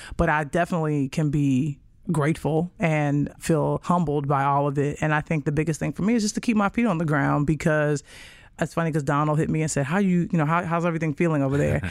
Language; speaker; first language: English; native; English